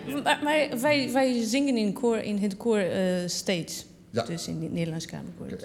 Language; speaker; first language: Dutch; non-native, learner; Portuguese